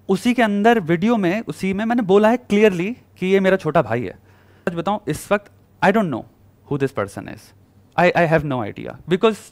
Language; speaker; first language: Hindi; native; Hindi